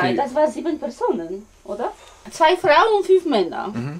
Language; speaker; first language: German; non-native, learner; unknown